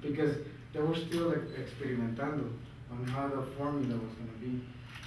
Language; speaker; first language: English; early bilingual, other home language; Spanish